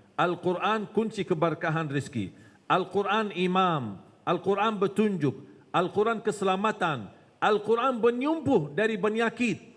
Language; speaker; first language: Malay; non-native, fluent; Arabic